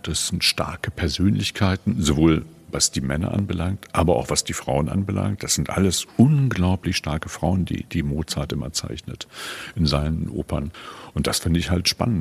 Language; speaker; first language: German; native; German